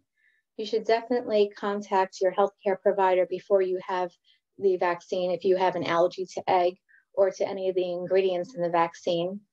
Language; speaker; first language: English; native; English